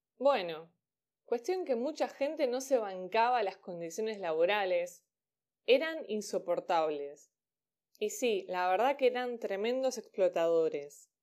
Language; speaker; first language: Spanish; native; Spanish